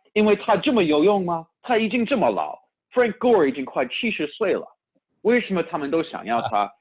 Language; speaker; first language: Chinese; early bilingual, heritage; Chinese